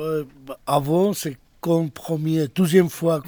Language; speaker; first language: French; non-native, learner; Georgian